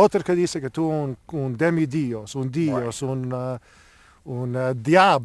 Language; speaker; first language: Spanish; non-native, learner; English